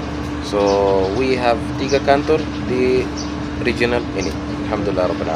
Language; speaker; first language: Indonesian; non-native, learner; Arabic